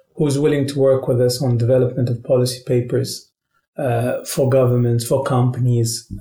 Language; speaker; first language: English; non-native, fluent; Arabic